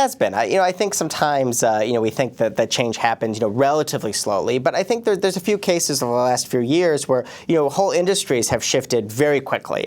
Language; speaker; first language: English; native; English